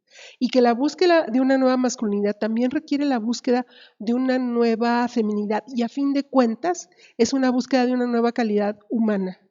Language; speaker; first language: Spanish; native; Spanish